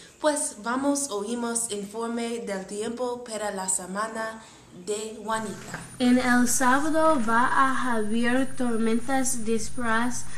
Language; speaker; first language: Spanish; non-native, learner; English